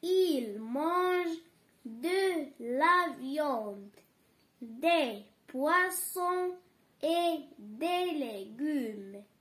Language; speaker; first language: French; non-native, learner; Arabic